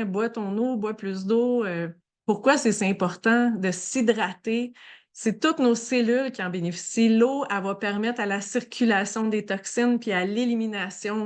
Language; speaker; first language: French; native; French